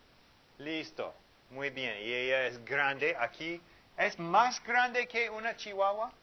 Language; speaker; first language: Spanish; non-native, fluent; English